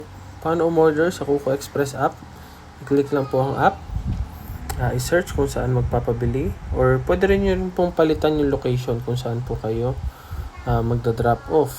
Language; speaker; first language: Filipino; native; Filipino